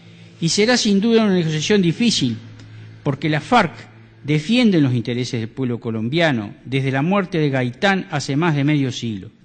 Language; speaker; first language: Spanish; native; Spanish